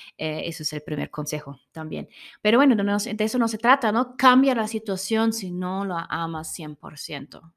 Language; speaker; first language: Spanish; non-native, learner; German